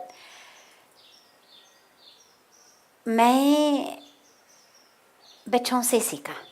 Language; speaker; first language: Hindi; non-native, fluent; English